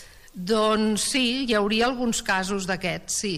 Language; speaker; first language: Catalan; native; Catalan